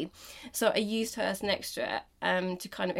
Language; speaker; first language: English; non-native, fluent; Danish